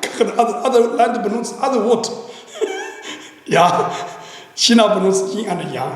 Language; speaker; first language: German; non-native, learner; Chinese